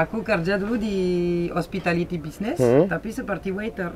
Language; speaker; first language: Indonesian; non-native, fluent; French